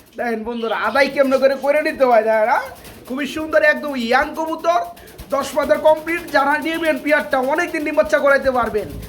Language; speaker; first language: Bangla; native; Bangla